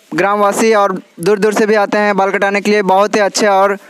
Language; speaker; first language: Hindi; native; Hindi